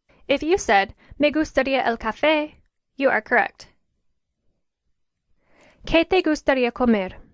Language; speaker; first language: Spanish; non-native, fluent; English